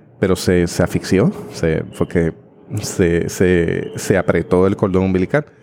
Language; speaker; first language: Spanish; native; Spanish